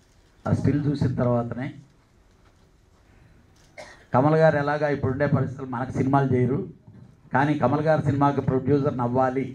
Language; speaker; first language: Telugu; native; Telugu